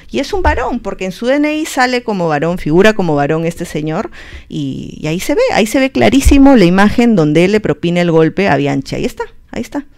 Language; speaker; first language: Spanish; native; Spanish